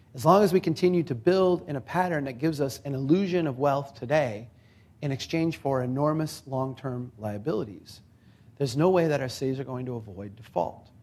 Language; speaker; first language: English; native; English